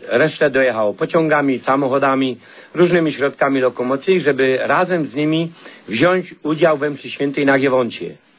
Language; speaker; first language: Polish; native; Polish